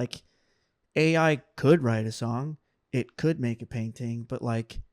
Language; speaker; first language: English; native; English